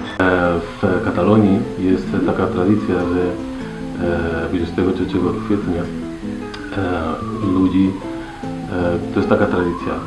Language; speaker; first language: Polish; non-native, learner; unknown